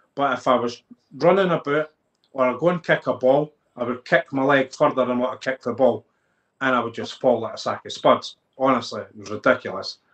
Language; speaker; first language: English; native; English